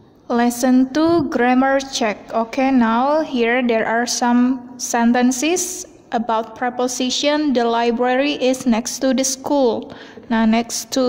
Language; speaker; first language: English; non-native, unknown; Indonesian